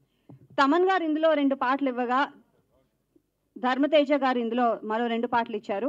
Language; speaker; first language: Telugu; native; Telugu